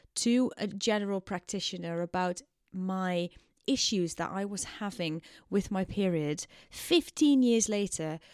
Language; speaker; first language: English; non-native, fluent; Dutch